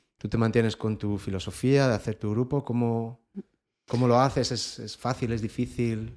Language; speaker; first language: Spanish; native; Spanish